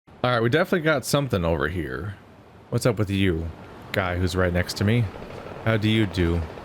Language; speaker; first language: English; native; English